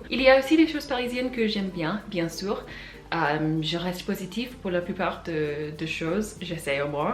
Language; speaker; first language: French; non-native, fluent; English